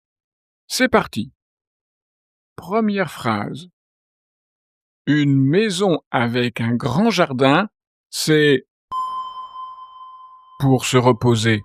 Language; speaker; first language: French; native; French